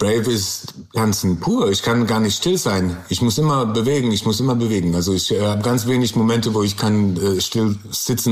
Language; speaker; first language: German; non-native, learner; English